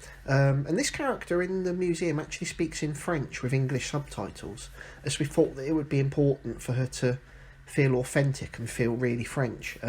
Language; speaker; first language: English; native; English